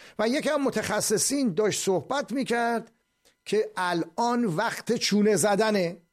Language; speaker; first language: Persian; native; Persian